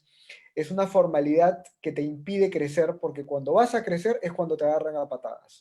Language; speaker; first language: Spanish; native; Spanish